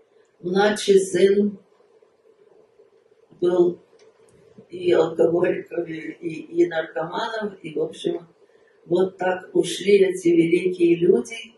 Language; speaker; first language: Russian; early bilingual, heritage; Russian